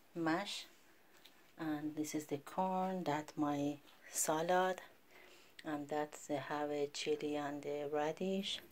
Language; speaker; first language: English; non-native, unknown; Persian